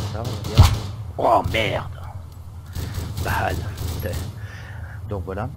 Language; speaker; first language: French; native; French